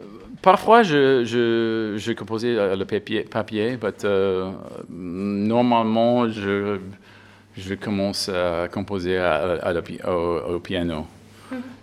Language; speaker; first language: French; non-native, learner; English